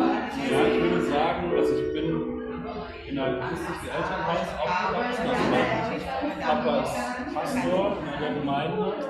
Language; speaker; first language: German; early bilingual, other home language; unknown